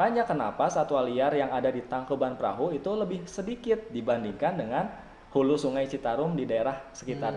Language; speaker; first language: Indonesian; native; Indonesian